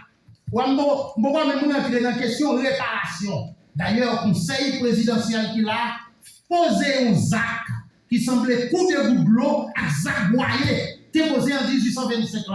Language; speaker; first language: French; non-native, local second language; Haitian Creole